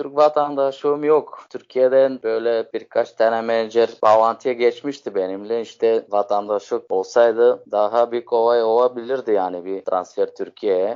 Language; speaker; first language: Turkish; native; Turkish